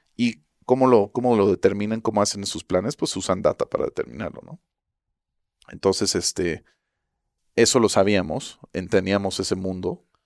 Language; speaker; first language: Spanish; early bilingual, heritage; Spanish